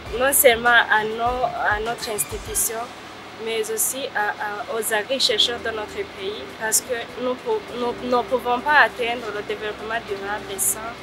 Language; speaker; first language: French; non-native, local second language; Rundi